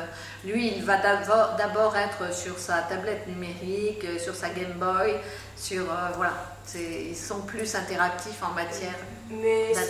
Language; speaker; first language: French; native; French